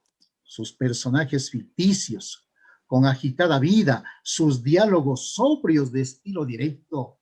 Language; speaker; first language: Spanish; native; Spanish